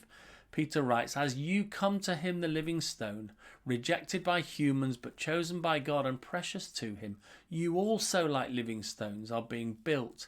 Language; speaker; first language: English; native; English